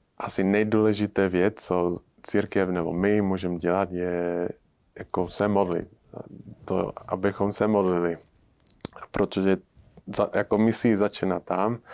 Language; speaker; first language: Czech; non-native, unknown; English